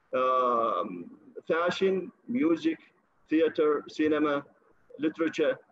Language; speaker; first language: English; non-native, fluent; Arabic